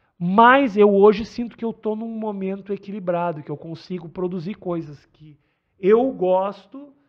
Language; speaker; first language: Portuguese; native; Portuguese